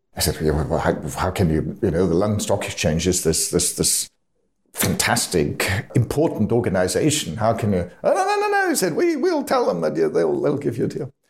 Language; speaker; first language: English; non-native, fluent; German